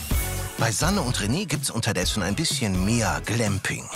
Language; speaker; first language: German; native; German